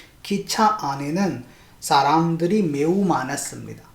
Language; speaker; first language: Korean; non-native, fluent; Hindi